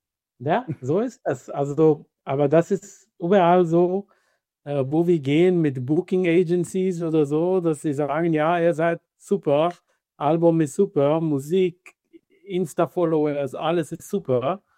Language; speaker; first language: German; non-native, fluent; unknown